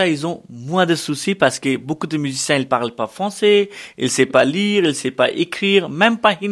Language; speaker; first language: French; non-native, learner; Hindi